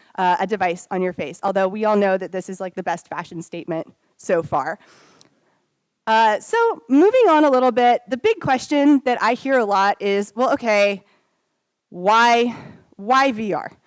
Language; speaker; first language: English; native; English